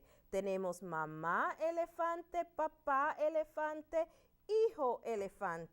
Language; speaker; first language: Spanish; non-native, learner; English